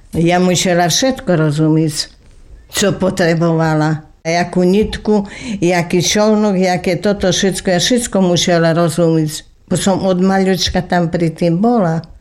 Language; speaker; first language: Slovak; native; Slovak